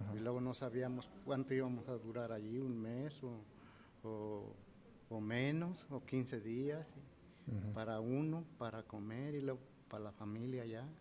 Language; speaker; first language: Spanish; native; Spanish